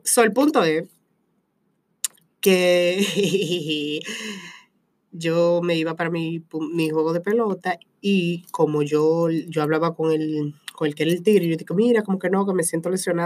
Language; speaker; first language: Spanish; early bilingual, heritage; Spanish